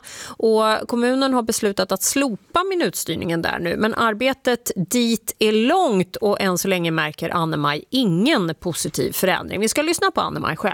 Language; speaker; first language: Swedish; native; Swedish